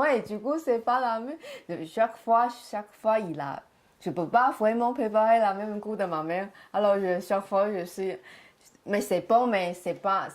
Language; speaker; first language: French; non-native, learner; Chinese